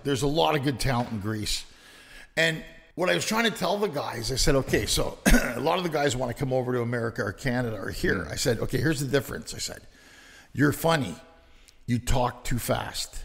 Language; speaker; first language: English; early bilingual, other home language; Greek